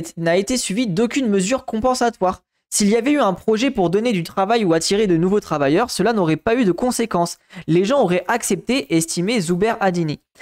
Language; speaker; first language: French; native; French